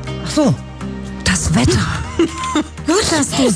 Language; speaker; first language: German; native; German